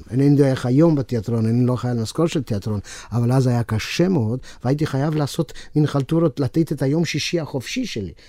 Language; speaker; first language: Hebrew; non-native, fluent; Romanian